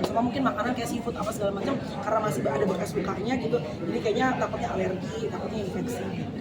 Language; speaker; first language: Indonesian; native; Indonesian